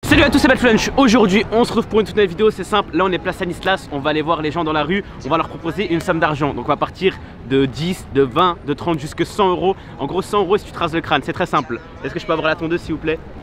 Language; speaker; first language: French; native; French